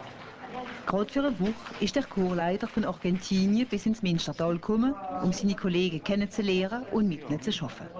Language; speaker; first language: German; non-native, local second language; French